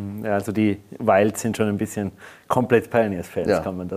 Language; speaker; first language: German; native; German